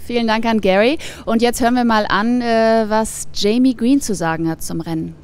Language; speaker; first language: German; native; German